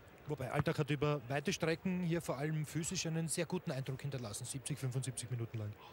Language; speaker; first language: German; native; German